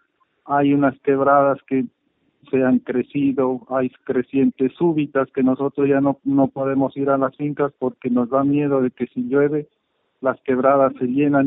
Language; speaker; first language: Spanish; native; Spanish